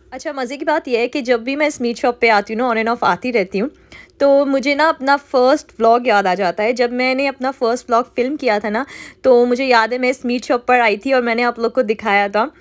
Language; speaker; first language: Urdu; native; Urdu